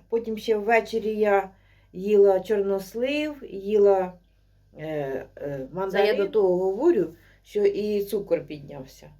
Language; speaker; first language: Ukrainian; non-native, local second language; Russian